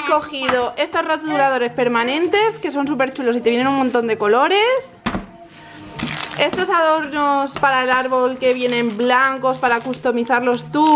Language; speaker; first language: Spanish; native; Spanish